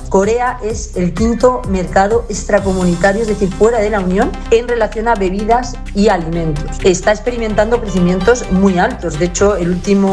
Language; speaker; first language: Spanish; non-native, fluent; French